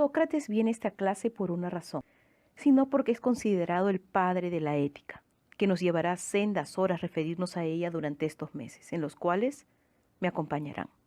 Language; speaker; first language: Spanish; native; Spanish